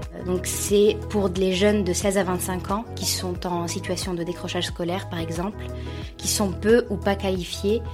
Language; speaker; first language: French; non-native, local second language; Arabic